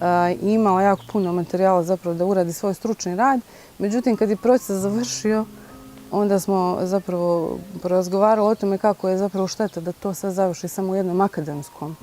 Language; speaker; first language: Bosnian; native; Bosnian